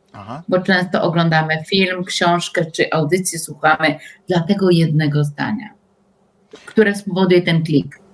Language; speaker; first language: Polish; native; Polish